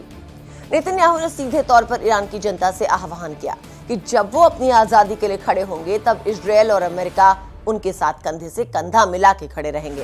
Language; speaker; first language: Hindi; native; Hindi